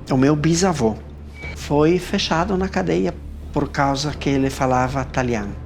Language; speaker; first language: Portuguese; native; Portuguese